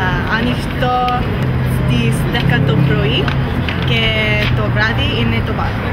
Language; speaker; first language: Greek; non-native, learner; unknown